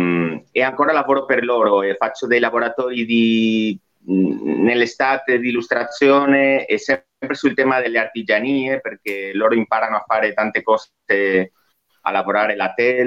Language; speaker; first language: Italian; non-native, fluent; Spanish